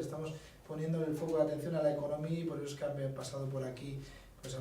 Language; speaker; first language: Spanish; native; Spanish